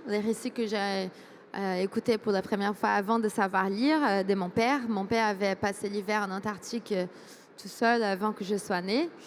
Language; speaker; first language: French; non-native, fluent; Portuguese